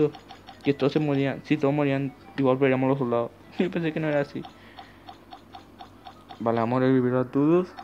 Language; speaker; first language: Spanish; native; Spanish